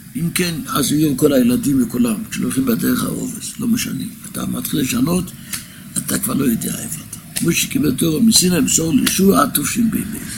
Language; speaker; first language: Hebrew; non-native, local second language; Yiddish